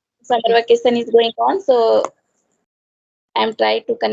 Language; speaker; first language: English; non-native, learner; Hindi